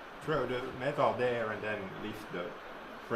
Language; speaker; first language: English; non-native, fluent; Swedish